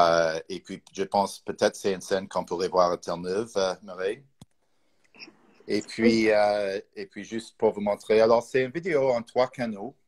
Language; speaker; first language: French; non-native, fluent; English